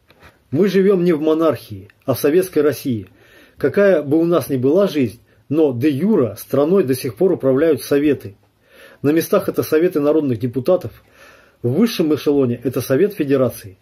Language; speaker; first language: Russian; native; Russian